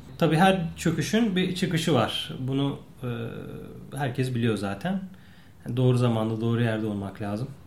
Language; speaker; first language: Turkish; native; Turkish